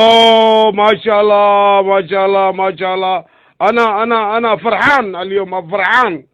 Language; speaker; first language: Arabic; non-native, learner; Somali